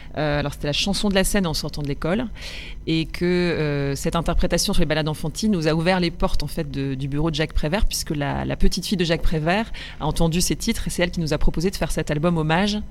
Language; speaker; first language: French; native; French